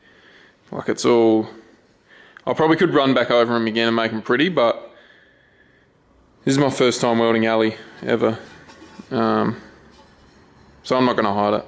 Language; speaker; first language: English; native; English